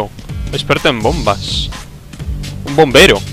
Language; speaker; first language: Spanish; native; Spanish